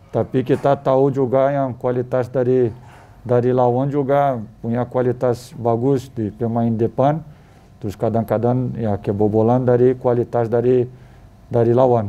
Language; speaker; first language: Indonesian; non-native, fluent; Portuguese